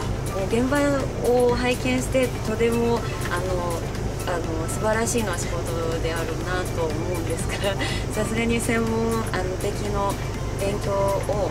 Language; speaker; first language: Japanese; non-native, fluent; Chinese